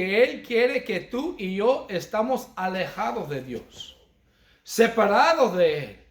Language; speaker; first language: Spanish; non-native, fluent; English